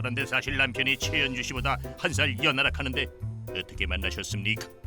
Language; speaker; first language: Korean; native; Korean